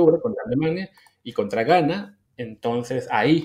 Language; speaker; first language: Spanish; native; Spanish